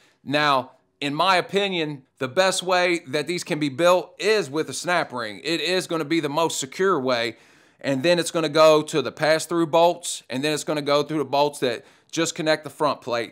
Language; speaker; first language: English; native; English